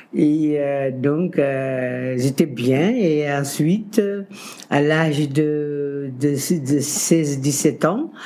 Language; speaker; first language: French; non-native, local second language; Kabuverdianu